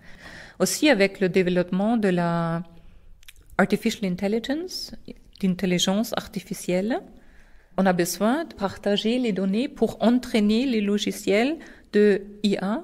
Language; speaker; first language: French; non-native, fluent; German